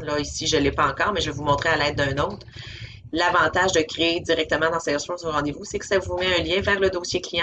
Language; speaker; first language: French; native; French